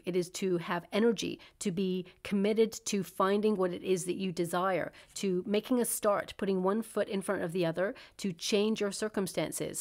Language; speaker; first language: English; native; English